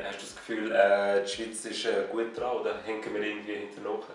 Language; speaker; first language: German; native; German